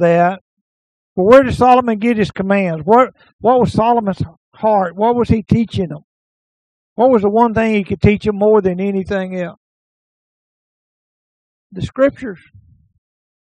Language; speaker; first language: English; native; English